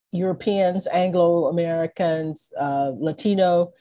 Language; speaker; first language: English; native; English